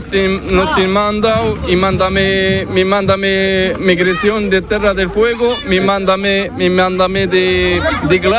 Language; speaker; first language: Spanish; non-native, learner; Arabic